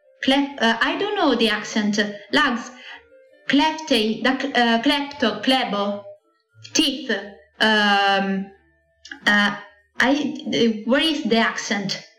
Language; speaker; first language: English; non-native, learner; Italian